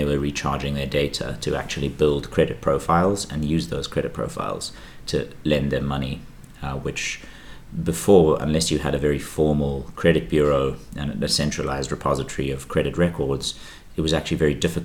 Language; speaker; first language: English; native; English